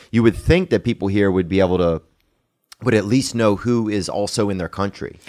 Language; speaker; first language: English; native; English